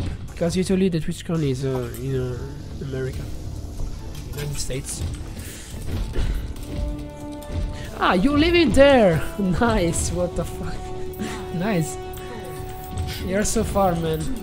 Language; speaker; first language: English; non-native, learner; Italian